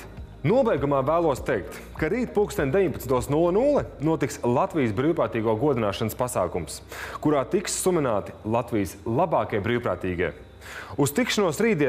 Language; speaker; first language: Latvian; native; Latvian